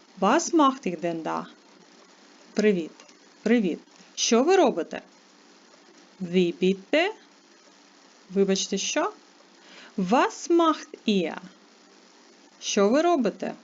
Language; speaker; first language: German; non-native, fluent; Ukrainian